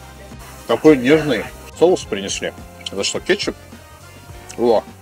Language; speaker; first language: Russian; native; Russian